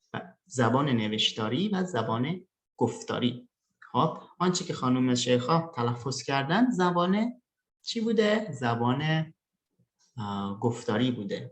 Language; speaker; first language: Persian; early bilingual, other home language; Indonesian